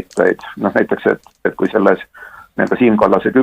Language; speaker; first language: Estonian; native; Estonian